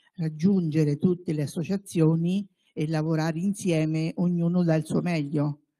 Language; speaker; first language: Italian; native; Italian